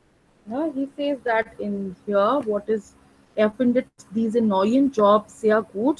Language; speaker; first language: German; non-native, fluent; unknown